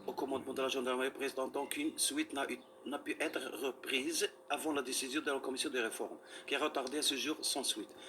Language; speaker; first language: French; non-native, local second language; Arabic